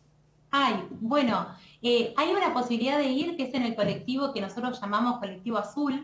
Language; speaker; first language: Spanish; native; Spanish